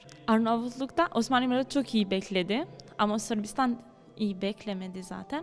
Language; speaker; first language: Turkish; non-native, learner; Albanian